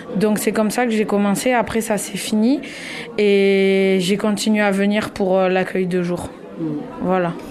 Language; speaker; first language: French; native; French